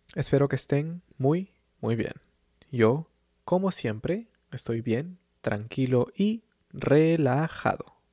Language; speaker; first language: Spanish; native; Spanish